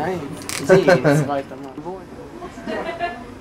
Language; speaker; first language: German; non-native, learner; Arabic